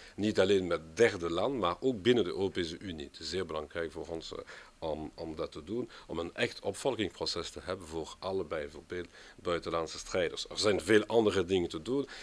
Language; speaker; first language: Dutch; non-native, local second language; French